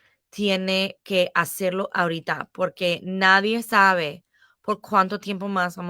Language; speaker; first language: Spanish; non-native, fluent; English